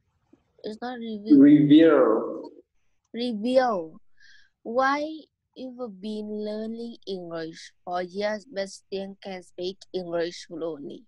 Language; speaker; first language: English; non-native, learner; Vietnamese